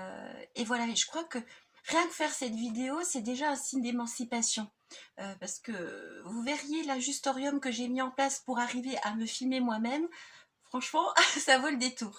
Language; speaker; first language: French; native; French